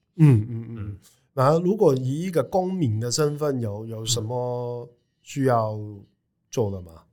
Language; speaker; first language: Chinese; non-native, local second language; Cantonese